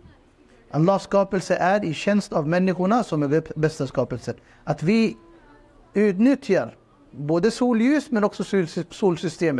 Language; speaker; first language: Swedish; non-native, fluent; Urdu